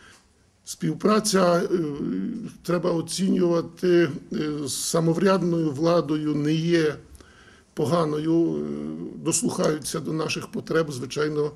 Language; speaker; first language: Ukrainian; early bilingual, heritage; Ukrainian